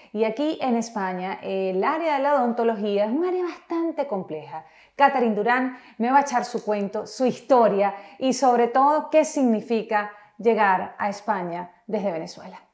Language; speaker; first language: Spanish; native; Spanish